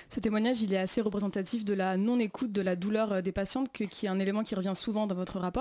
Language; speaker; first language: French; native; French